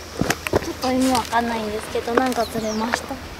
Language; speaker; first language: Japanese; non-native, learner; Chinese